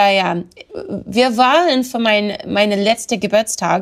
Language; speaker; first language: German; non-native, learner; English